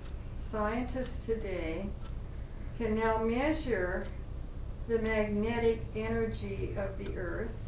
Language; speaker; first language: English; native; English